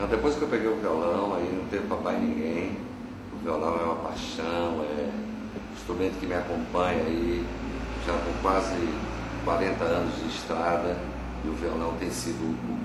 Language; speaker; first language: Portuguese; native; Portuguese